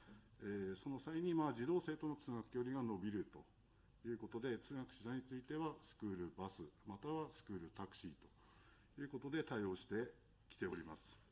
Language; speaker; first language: Japanese; native; Japanese